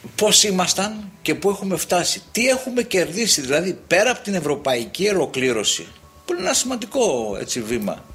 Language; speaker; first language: Greek; native; Greek